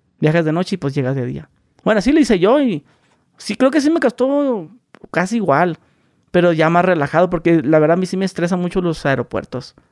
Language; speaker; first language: Spanish; native; Spanish